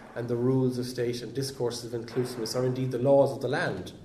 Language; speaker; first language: English; native; English